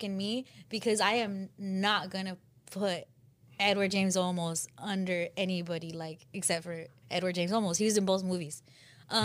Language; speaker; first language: English; early bilingual, other home language; Spanish